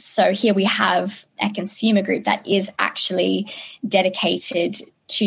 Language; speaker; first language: English; native; English